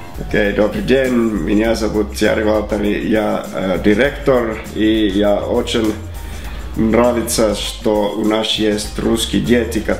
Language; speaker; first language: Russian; non-native, learner; Finnish